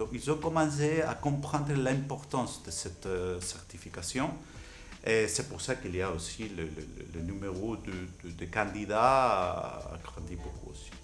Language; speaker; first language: French; non-native, fluent; Spanish